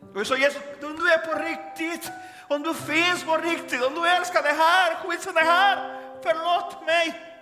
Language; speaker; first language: Swedish; non-native, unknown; Spanish